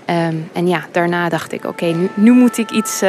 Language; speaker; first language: Dutch; early bilingual, heritage; English